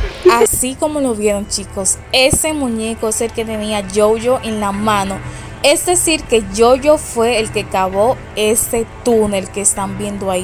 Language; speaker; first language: Spanish; native; Spanish